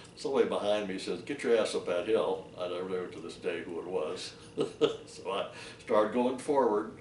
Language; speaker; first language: English; native; English